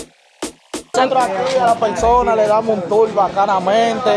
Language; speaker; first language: Spanish; native; Spanish